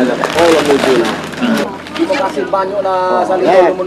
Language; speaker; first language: Malay; native; Malay